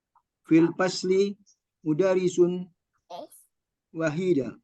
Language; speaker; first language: Arabic; non-native, learner; Indonesian